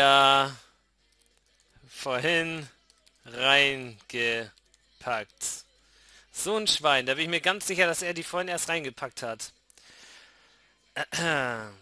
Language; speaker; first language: German; native; German